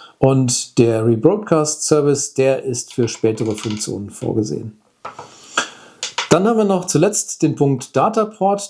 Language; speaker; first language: German; native; German